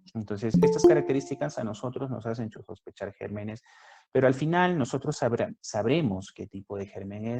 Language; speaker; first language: Spanish; native; Spanish